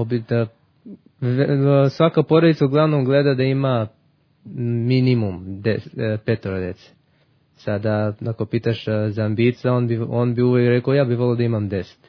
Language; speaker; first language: Serbian; early bilingual, heritage; Serbian